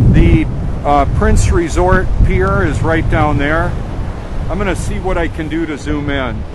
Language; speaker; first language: English; native; English